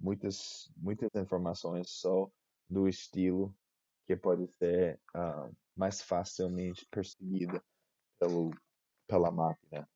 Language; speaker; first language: Portuguese; non-native, fluent; English